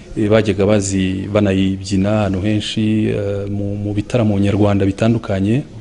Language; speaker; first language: Kinyarwanda; early bilingual, heritage; Kinyarwanda